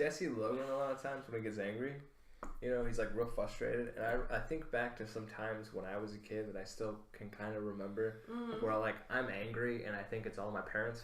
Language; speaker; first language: English; native; English